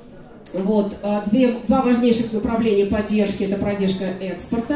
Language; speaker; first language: Russian; native; Russian